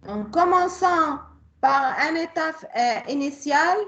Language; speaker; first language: French; non-native, local second language; Arabic